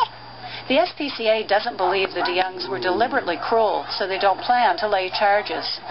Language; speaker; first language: English; native; English